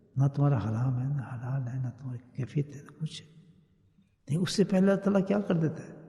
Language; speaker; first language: Urdu; early bilingual, heritage; Urdu